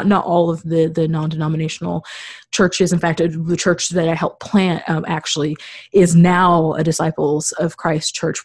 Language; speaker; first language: English; native; English